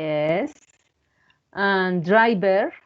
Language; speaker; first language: English; non-native, learner; Spanish